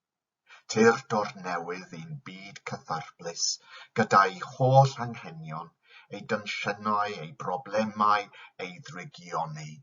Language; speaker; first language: Welsh; non-native, fluent; English